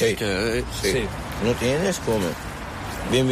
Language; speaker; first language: Spanish; non-native, learner; Arabic